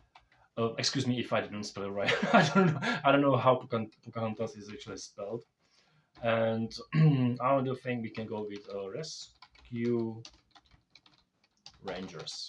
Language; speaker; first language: English; non-native, fluent; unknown